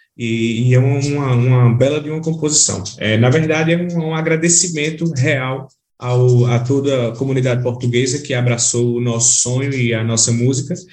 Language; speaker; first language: Portuguese; native; Portuguese